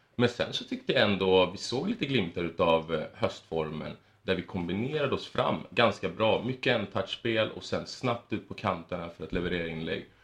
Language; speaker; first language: Swedish; early bilingual, other home language; Spanish